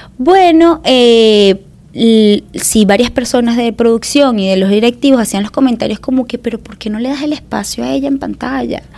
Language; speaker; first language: Spanish; native; Spanish